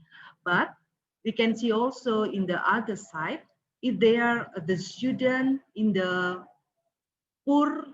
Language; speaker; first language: English; non-native, learner; Indonesian